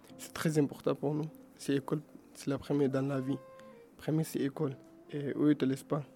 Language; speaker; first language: French; non-native, learner; Pashto